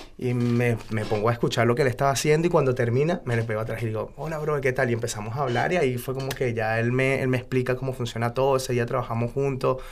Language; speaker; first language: Spanish; native; Spanish